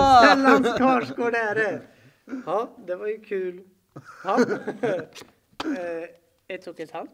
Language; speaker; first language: Swedish; native; Swedish